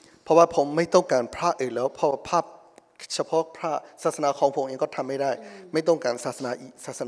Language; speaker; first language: Thai; non-native, fluent; Burmese